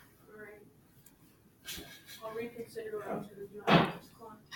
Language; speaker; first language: English; native; English